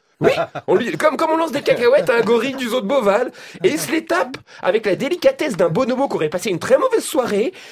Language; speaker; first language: French; native; French